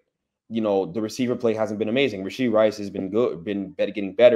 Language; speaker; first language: English; native; English